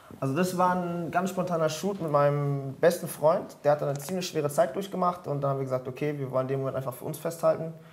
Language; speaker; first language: German; early bilingual, other home language; French